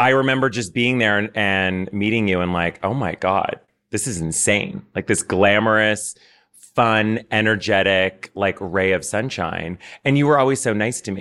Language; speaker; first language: English; native; English